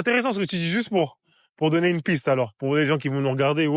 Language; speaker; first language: French; native; French